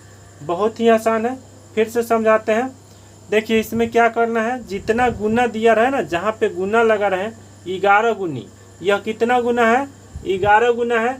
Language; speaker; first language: Hindi; native; Hindi